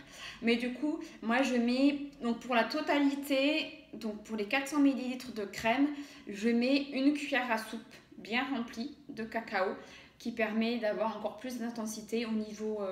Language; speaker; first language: French; native; French